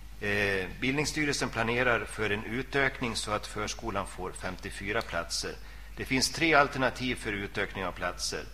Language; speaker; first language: Swedish; native; Swedish